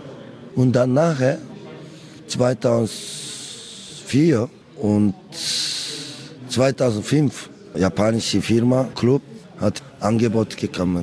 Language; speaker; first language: German; non-native, learner; Korean